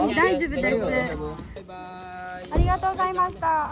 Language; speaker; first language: Japanese; non-native, learner; Filipino